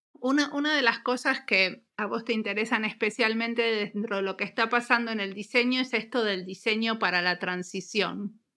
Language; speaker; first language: Spanish; native; Spanish